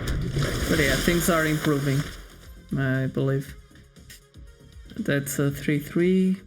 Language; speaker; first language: English; non-native, fluent; Portuguese